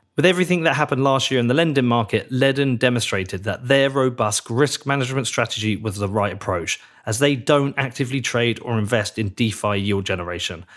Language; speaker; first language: English; native; English